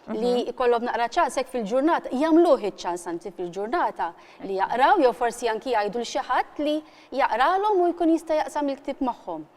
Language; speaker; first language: Maltese; native; Maltese